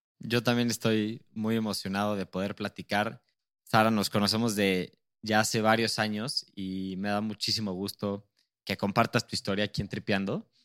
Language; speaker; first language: Spanish; native; Spanish